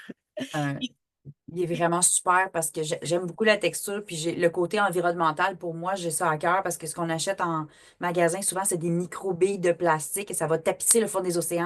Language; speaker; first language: French; native; French